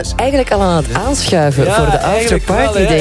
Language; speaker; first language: Dutch; native; Dutch